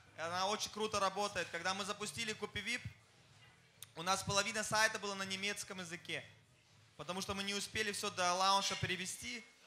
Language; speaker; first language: Russian; non-native, fluent; German